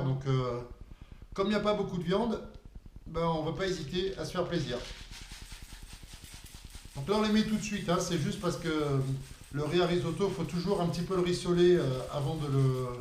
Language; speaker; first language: French; native; French